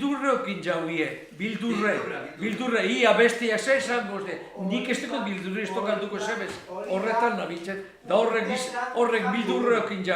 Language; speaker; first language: Basque; native; Basque